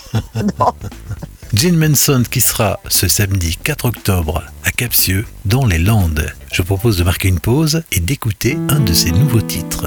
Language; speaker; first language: French; native; French